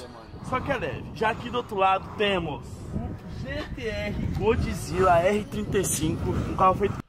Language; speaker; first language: Portuguese; native; Portuguese